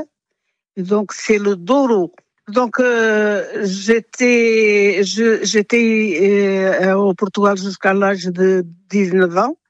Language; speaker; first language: French; non-native, fluent; Portuguese